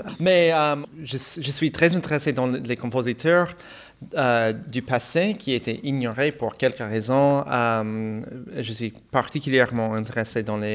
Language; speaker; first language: French; non-native, fluent; English